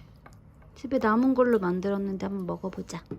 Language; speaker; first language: Korean; native; Korean